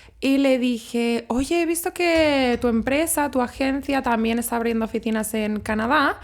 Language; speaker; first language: Spanish; native; Spanish